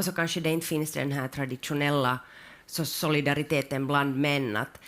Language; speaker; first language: Swedish; native; Swedish